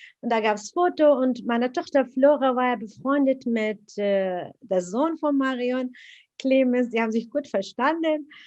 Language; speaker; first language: German; non-native, fluent; Arabic